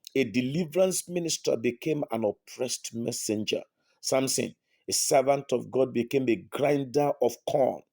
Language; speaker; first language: English; non-native, local second language; Yoruba